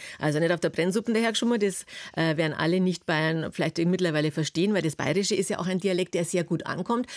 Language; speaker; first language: German; native; German